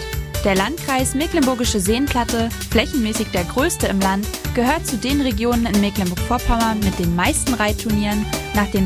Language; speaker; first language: German; native; German